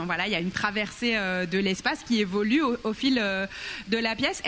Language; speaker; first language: French; native; French